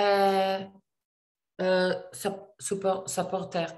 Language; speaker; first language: French; non-native, learner; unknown